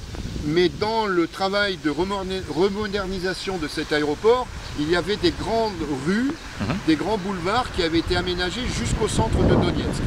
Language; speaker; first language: French; native; French